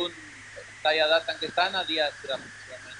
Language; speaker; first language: Indonesian; non-native, learner; Spanish